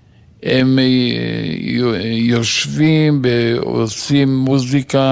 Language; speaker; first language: Hebrew; non-native, fluent; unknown